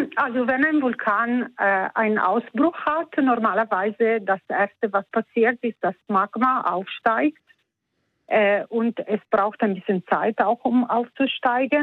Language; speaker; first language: German; non-native, fluent; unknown